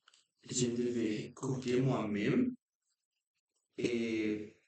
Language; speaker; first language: French; non-native, learner; Portuguese